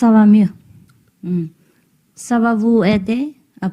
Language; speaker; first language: French; non-native, fluent; Vietnamese